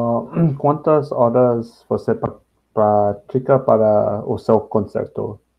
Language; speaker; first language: Portuguese; non-native, learner; English